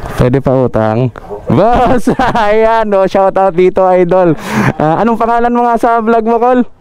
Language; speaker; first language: Filipino; non-native, local second language; Bikol